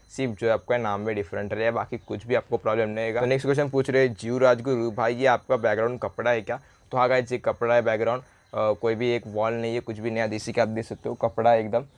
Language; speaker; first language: Hindi; non-native, local second language; Marathi